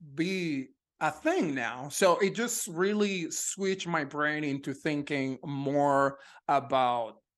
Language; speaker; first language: English; non-native, fluent; Spanish